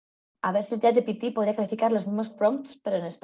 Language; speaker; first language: Spanish; native; Spanish